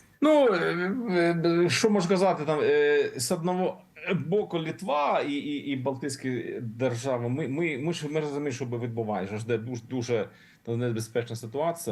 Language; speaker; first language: Ukrainian; non-native, learner; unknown